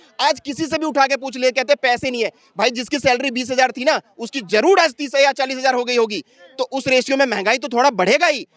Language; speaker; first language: Hindi; native; Hindi